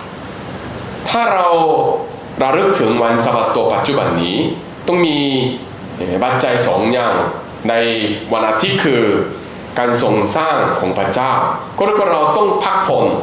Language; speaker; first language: Thai; non-native, fluent; Korean